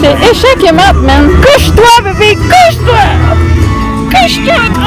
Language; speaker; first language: French; native; French